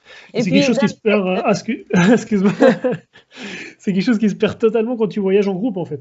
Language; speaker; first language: French; native; French